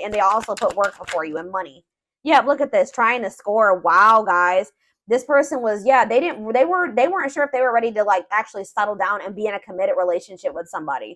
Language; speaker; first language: English; native; English